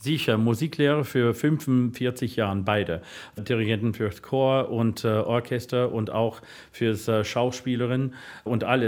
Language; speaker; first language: German; non-native, fluent; English